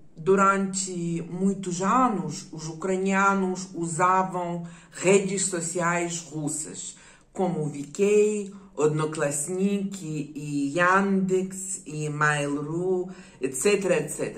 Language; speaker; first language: Portuguese; non-native, fluent; Ukrainian